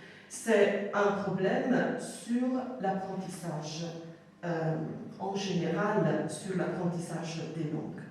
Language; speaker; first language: French; non-native, fluent; Italian